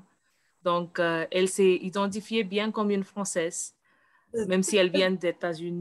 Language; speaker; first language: French; non-native, learner; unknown